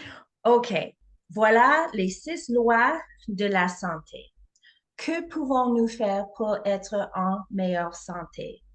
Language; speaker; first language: French; non-native, learner; English